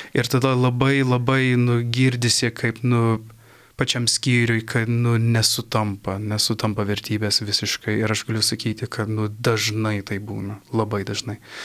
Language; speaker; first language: Lithuanian; early bilingual, heritage; Lithuanian